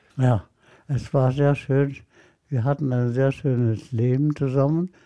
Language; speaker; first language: German; non-native, fluent; Arabic